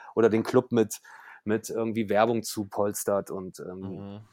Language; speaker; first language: German; native; German